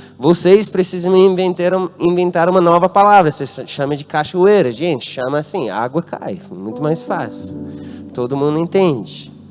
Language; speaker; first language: Portuguese; non-native, fluent; English